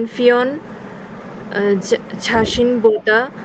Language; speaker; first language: Korean; non-native, learner; Bangla